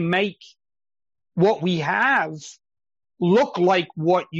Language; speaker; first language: English; native; English